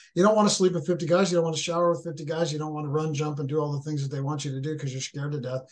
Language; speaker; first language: English; native; English